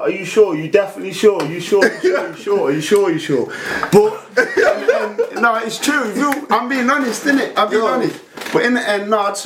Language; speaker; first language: English; native; English